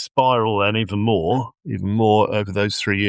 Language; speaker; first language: English; native; English